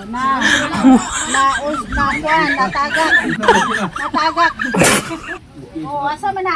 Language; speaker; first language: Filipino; non-native, local second language; Cebuano